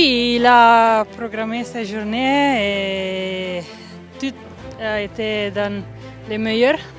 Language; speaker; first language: French; non-native, learner; Italian